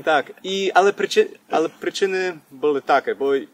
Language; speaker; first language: Ukrainian; early bilingual, heritage; English